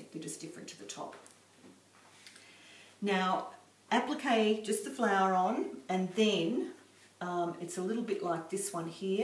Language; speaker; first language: English; native; English